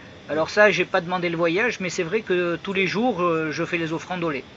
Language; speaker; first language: French; native; French